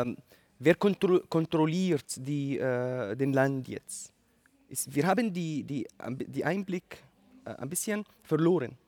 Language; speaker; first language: German; non-native, learner; Arabic